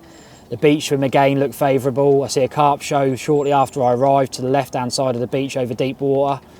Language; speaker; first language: English; native; English